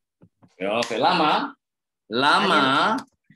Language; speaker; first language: Hebrew; non-native, fluent; Indonesian